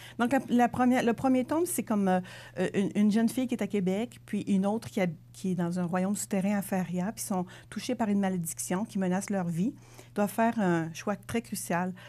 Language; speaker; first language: French; native; French